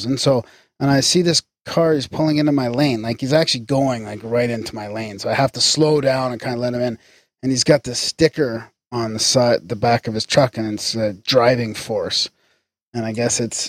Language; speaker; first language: English; native; English